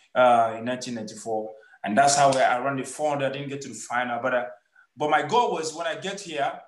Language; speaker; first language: English; non-native, local second language; Igbo